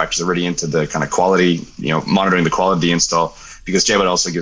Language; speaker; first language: English; native; English